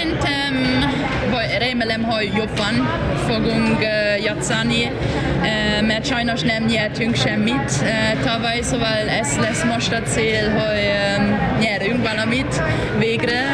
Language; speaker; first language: Hungarian; non-native, learner; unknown